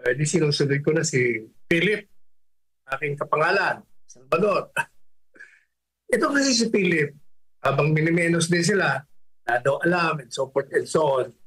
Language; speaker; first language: Filipino; native; Filipino